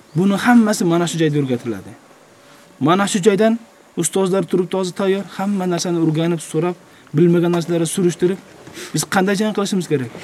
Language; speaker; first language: Uzbek; native; Uzbek